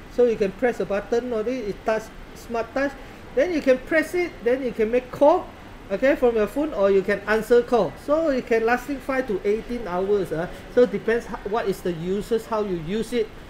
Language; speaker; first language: English; non-native, local second language; Chinese